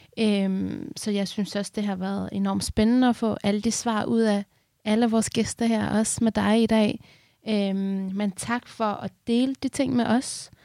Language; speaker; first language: Danish; early bilingual, other home language; Persian